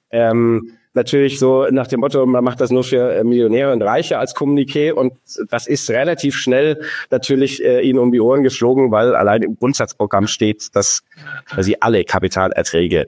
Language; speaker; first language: German; native; German